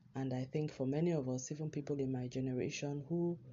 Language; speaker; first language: English; non-native, local second language; Yoruba